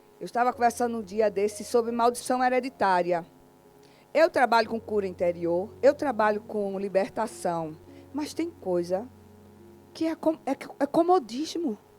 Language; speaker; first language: Portuguese; native; Portuguese